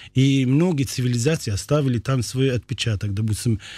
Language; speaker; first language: Russian; non-native, fluent; Arabic